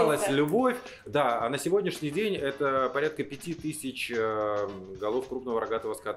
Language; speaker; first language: Russian; native; Russian